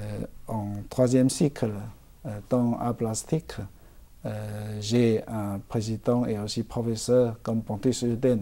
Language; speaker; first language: French; non-native, fluent; Chinese